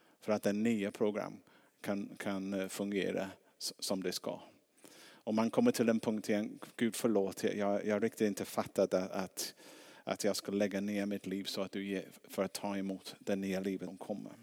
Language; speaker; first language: Swedish; non-native, fluent; English